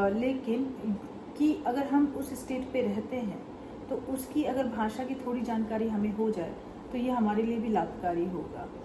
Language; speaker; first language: Hindi; native; Hindi